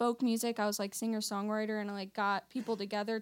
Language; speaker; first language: English; native; English